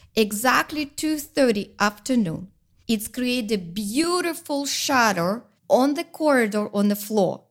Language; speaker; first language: English; non-native, fluent; Russian